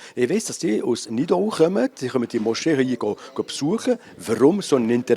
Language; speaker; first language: German; non-native, local second language; French